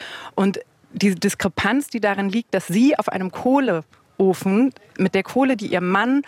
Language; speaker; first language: German; native; German